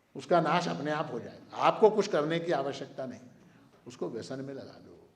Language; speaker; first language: Hindi; non-native, local second language; Marathi